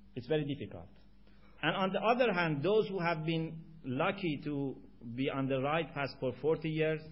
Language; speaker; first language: English; non-native, fluent; Persian